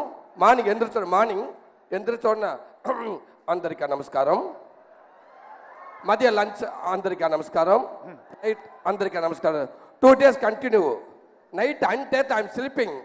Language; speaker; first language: Telugu; non-native, learner; Tamil